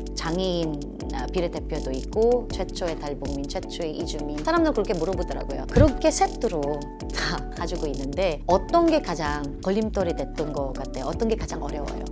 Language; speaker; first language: Korean; non-native, fluent; Filipino